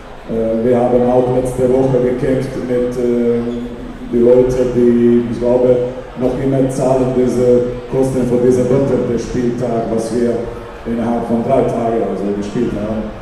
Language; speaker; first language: German; non-native, fluent; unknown